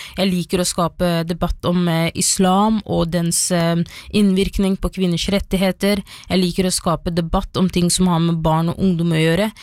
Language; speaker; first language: Norwegian; early bilingual, other home language; Somali